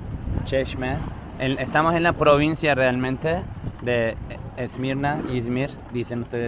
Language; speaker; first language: Spanish; non-native, learner; Turkish